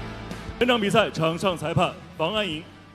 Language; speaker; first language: Chinese; native; Chinese